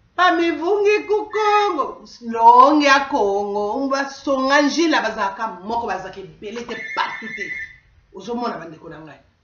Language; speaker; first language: Lingala; non-native, local second language; Kongo